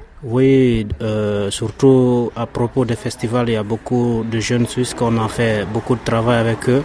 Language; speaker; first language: French; non-native, local second language; Fula